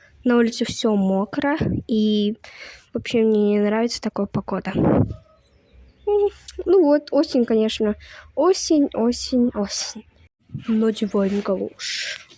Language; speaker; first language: Russian; non-native, local second language; Kazakh